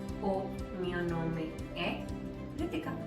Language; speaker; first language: Portuguese; non-native, learner; Hindi